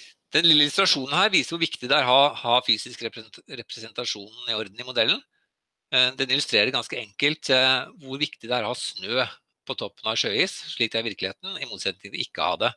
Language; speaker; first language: Norwegian; native; Norwegian